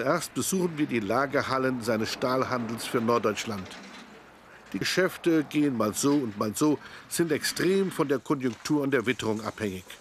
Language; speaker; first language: German; native; German